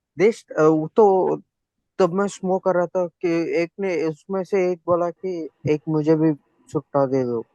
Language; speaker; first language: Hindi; non-native, local second language; Kannada